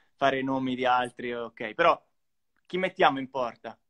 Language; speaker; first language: Italian; native; Italian